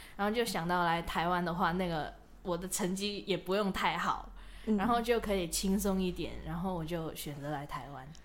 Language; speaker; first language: Chinese; non-native, local second language; Cantonese